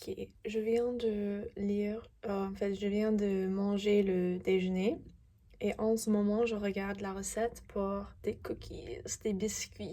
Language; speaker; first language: French; non-native, fluent; English